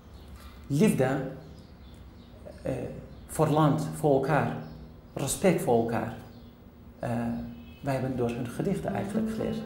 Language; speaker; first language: Dutch; non-native, learner; Kurdish